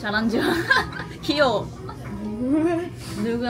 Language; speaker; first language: Korean; non-native, learner; Japanese